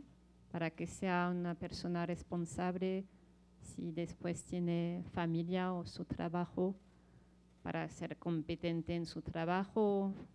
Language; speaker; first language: Spanish; non-native, fluent; French